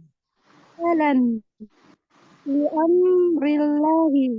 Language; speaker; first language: Arabic; non-native, learner; Indonesian